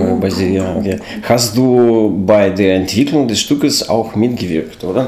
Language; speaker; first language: German; non-native, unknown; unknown